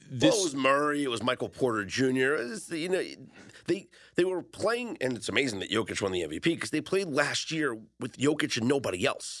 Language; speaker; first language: English; native; English